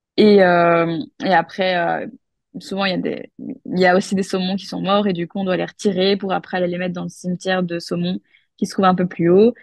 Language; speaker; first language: French; native; French